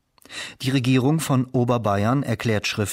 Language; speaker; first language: German; native; German